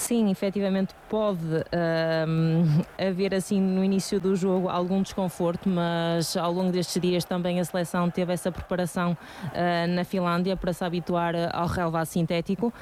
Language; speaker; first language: Portuguese; native; Portuguese